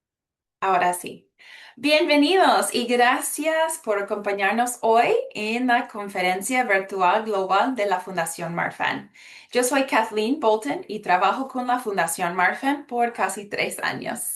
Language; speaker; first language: Spanish; early bilingual, heritage; Spanish